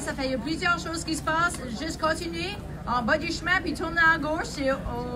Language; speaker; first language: French; native; French